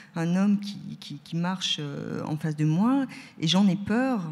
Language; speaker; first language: French; native; French